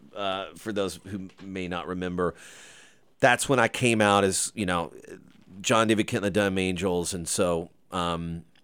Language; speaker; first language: English; native; English